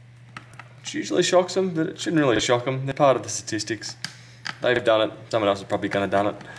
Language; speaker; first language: English; native; English